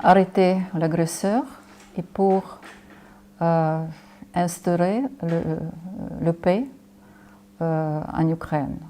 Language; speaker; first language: French; non-native, fluent; Ukrainian